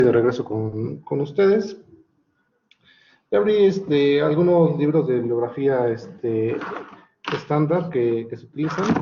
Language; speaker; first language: Spanish; native; Spanish